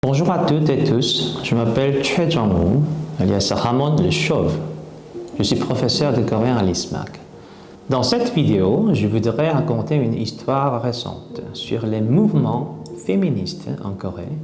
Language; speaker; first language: French; non-native, fluent; Korean